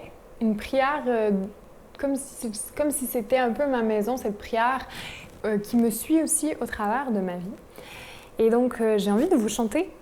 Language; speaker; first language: French; native; French